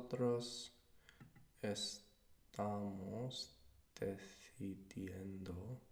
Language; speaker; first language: Spanish; non-native, learner; English